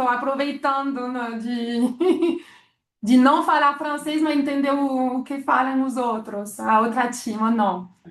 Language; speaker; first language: Portuguese; non-native, fluent; French